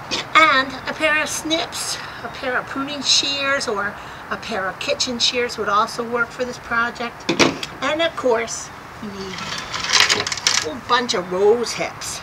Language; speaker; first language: English; native; English